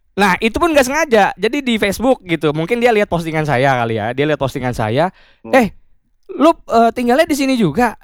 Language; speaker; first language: Indonesian; native; Indonesian